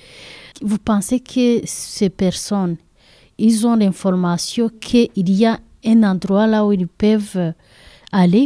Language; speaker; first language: French; non-native, learner; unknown